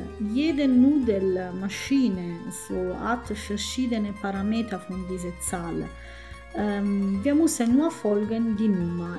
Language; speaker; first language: German; non-native, fluent; Italian